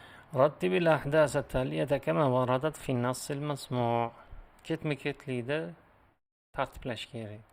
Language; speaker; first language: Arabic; non-native, fluent; Uzbek